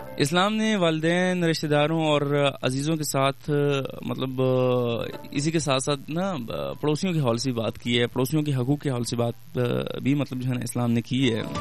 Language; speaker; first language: Urdu; non-native, local second language; Pashto